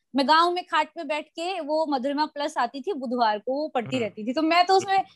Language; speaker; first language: Hindi; native; Hindi